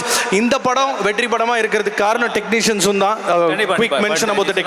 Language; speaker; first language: Tamil; native; Tamil